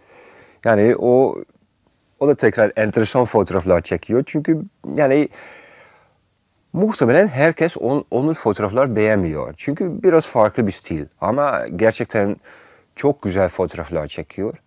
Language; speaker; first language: Turkish; non-native, fluent; Dutch